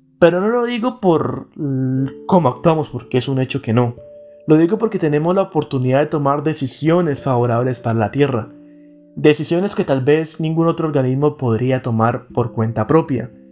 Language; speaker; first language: Spanish; native; Spanish